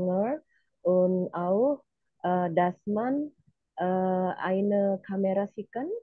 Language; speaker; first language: German; non-native, learner; Indonesian